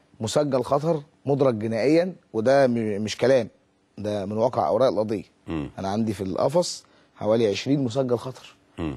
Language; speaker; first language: Arabic; native; Arabic